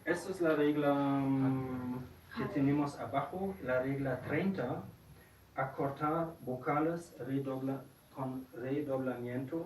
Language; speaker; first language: Spanish; non-native, fluent; German